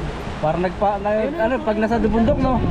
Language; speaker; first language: Filipino; native; Filipino